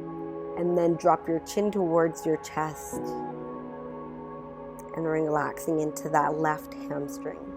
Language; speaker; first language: English; native; English